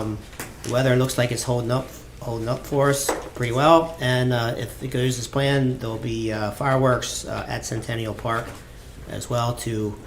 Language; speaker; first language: English; native; English